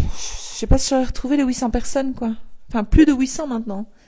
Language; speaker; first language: French; native; French